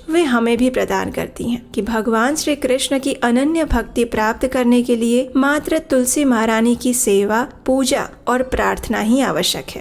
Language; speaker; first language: Hindi; native; Hindi